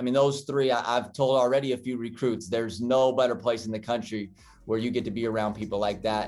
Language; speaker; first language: English; native; English